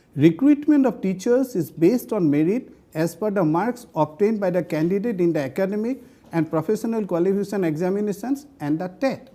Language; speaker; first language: English; non-native, local second language; Assamese